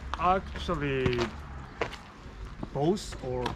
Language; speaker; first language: English; non-native, learner; Japanese